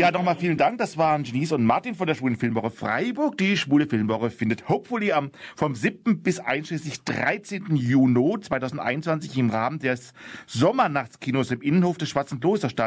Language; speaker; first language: German; native; German